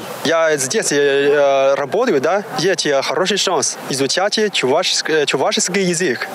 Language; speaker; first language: Russian; non-native, learner; Chinese